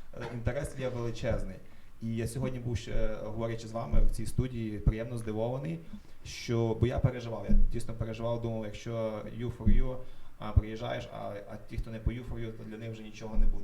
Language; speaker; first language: Ukrainian; native; Ukrainian